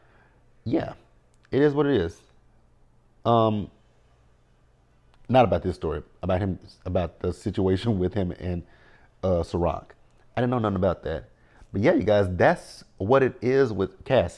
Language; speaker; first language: English; native; English